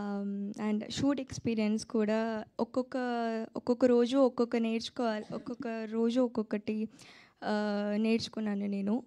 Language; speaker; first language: Telugu; non-native, fluent; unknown